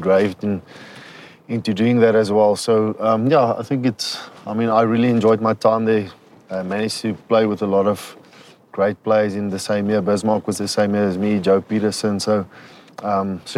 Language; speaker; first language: English; non-native, local second language; Afrikaans